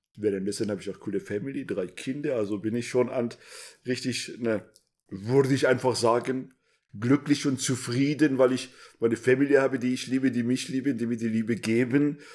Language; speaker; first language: German; non-native, fluent; Persian